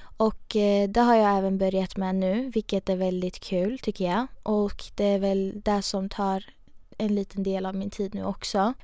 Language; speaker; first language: Swedish; early bilingual, other home language; Persian